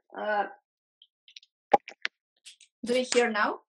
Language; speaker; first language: English; non-native, fluent; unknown